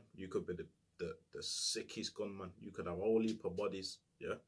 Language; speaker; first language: English; native; English